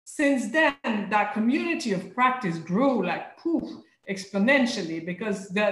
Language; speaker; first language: English; non-native, fluent; French